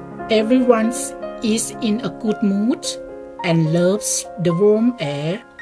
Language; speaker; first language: English; non-native, learner; Thai